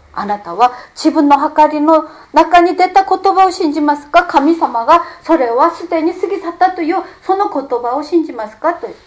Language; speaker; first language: Japanese; non-native, fluent; Korean